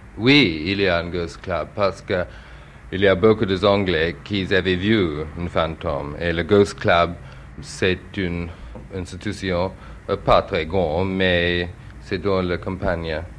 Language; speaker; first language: French; non-native, learner; English